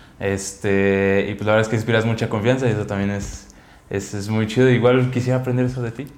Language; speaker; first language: Spanish; native; Spanish